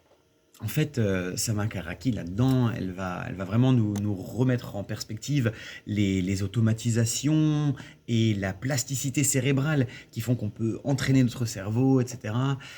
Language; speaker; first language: French; native; French